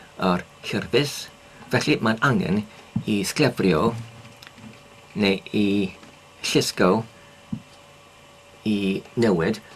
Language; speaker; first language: Welsh; non-native, learner; English